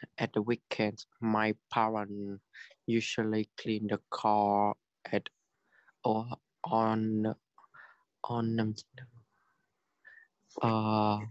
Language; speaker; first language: English; non-native, learner; Vietnamese